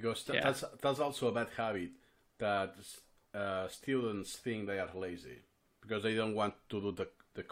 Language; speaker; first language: English; non-native, fluent; Spanish